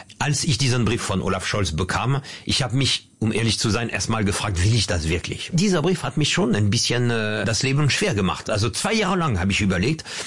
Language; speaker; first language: German; non-native, fluent; French